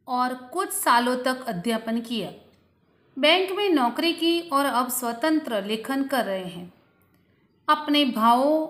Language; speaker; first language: Hindi; non-native, local second language; Gujarati